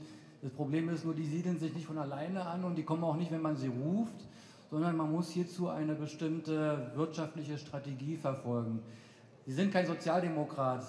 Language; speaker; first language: German; native; German